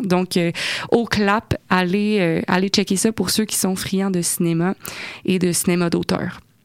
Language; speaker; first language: French; native; French